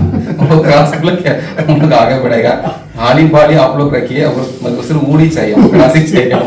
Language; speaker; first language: Hindi; non-native, local second language; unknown